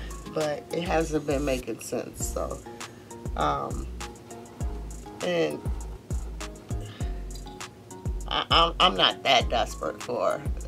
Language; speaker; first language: English; native; English